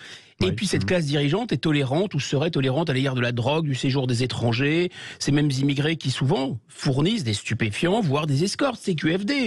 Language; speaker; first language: French; native; French